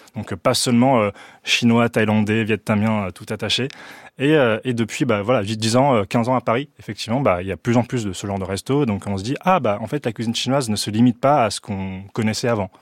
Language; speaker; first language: French; early bilingual, other home language; Wu Chinese